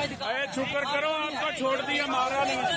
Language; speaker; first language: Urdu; non-native, local second language; Punjabi